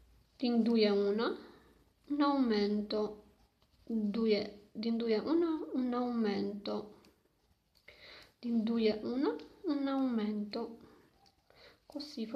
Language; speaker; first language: Italian; non-native, learner; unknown